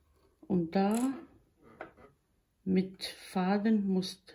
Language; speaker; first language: German; non-native, local second language; Bosnian